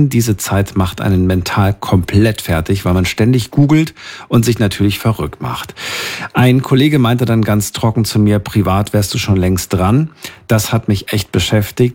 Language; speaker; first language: German; native; German